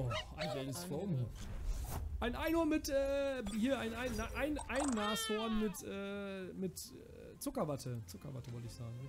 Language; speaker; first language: German; native; German